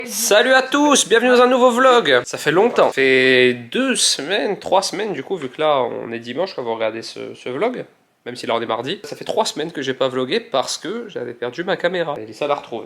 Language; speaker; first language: French; native; French